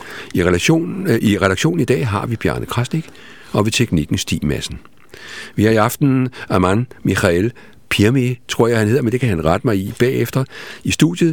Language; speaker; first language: Danish; native; Danish